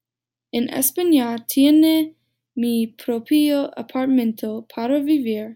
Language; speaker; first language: Spanish; non-native, learner; English